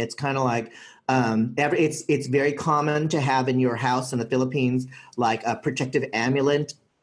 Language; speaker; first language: English; native; English